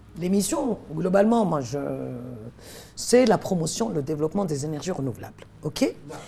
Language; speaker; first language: French; non-native, local second language; Arabic